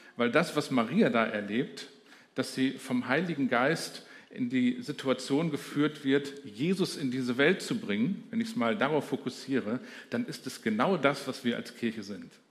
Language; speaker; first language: German; native; German